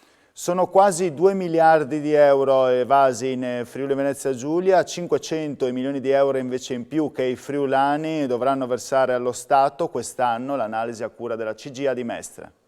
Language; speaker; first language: Italian; native; Italian